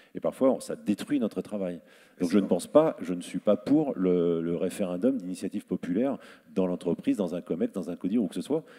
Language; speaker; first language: French; native; French